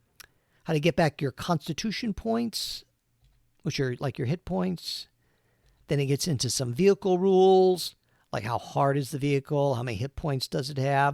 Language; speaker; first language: English; native; English